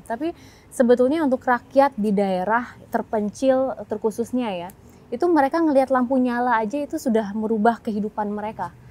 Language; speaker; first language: Indonesian; native; Indonesian